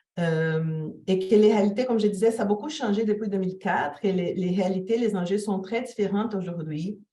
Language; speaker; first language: French; non-native, fluent; Portuguese